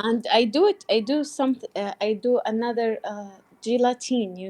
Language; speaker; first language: English; non-native, learner; Arabic